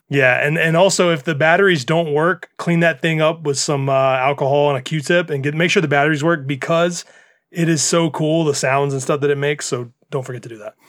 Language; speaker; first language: English; native; English